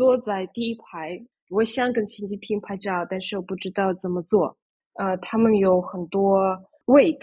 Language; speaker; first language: Chinese; non-native, fluent; Russian